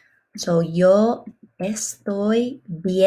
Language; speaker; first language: Spanish; non-native, fluent; English